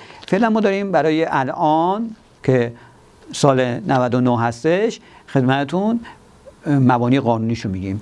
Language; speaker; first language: Persian; native; Persian